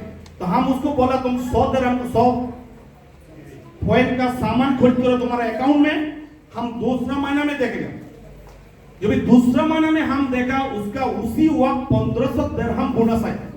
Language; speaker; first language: Hindi; non-native, local second language; Bangla